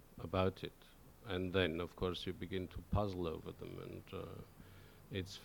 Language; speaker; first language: English; non-native, fluent; German